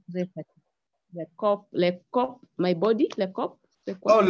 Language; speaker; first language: French; non-native, learner; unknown